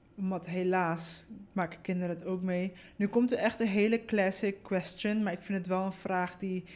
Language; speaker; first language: Dutch; early bilingual, other home language; Spanish